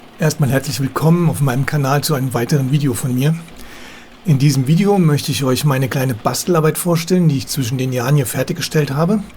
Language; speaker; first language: German; native; German